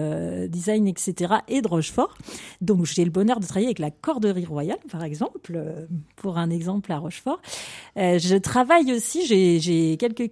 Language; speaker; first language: French; native; French